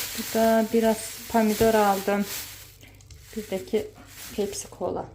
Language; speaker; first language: Azerbaijani; early bilingual, heritage; Azerbaijani